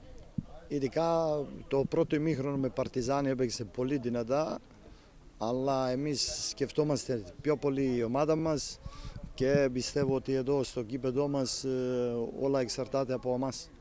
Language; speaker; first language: Greek; non-native, fluent; Serbian